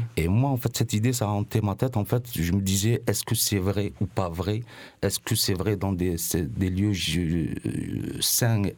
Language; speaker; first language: French; non-native, local second language; Arabic